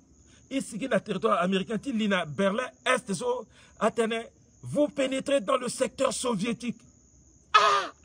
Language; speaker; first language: French; non-native, local second language; Sango